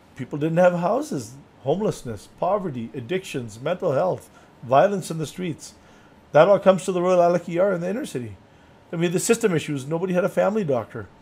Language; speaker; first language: English; native; English